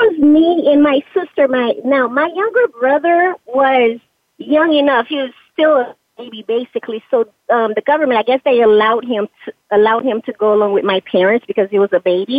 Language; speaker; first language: English; early bilingual, other home language; Haitian Creole